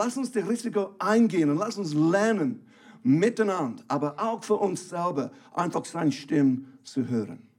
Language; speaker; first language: German; non-native, fluent; English